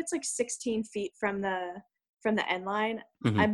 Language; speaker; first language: English; native; English